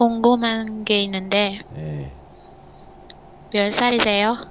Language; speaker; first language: Korean; non-native, learner; Indonesian